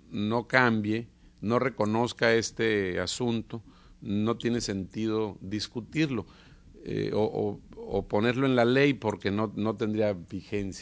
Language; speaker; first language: Spanish; native; Spanish